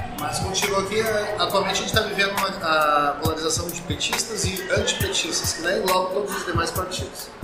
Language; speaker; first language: Portuguese; native; Portuguese